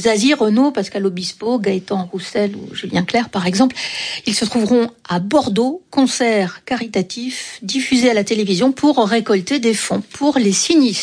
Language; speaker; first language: French; native; French